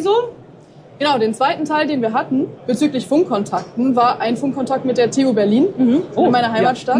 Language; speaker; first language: German; native; German